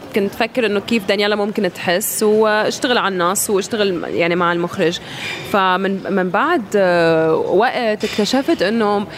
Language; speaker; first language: Arabic; non-native, fluent; English